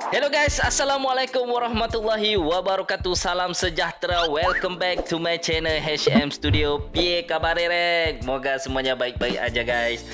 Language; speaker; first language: Malay; native; Malay